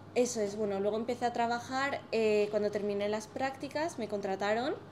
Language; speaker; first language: Spanish; native; Spanish